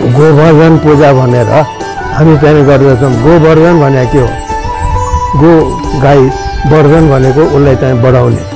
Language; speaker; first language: Nepali; non-native, local second language; Newari